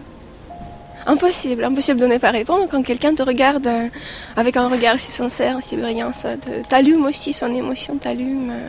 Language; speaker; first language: French; non-native, fluent; Russian